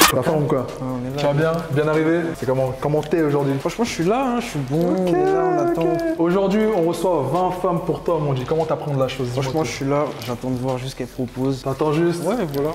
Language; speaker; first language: French; native; French